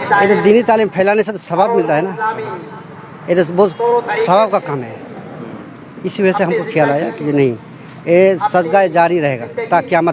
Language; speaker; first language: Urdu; non-native, local second language; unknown